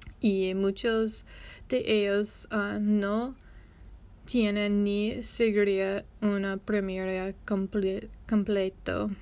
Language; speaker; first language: Spanish; non-native, learner; English